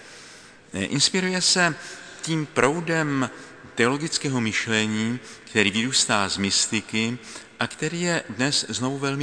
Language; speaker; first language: Czech; native; Czech